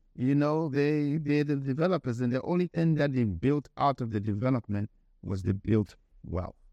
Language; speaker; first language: English; non-native, local second language; Akan